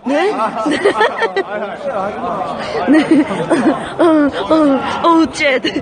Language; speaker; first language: Korean; native; Korean